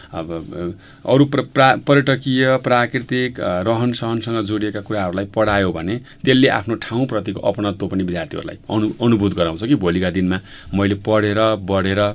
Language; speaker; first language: Nepali; native; Nepali